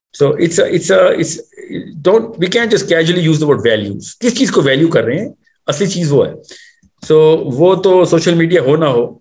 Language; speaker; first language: Urdu; native; Urdu